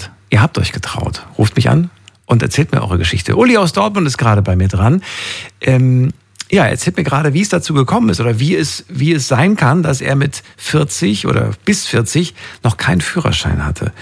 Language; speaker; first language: German; native; German